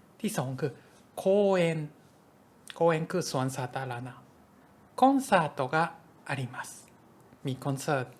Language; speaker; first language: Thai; non-native, fluent; Japanese